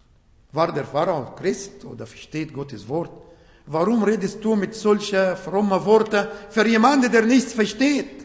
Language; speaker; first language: German; non-native, fluent; Arabic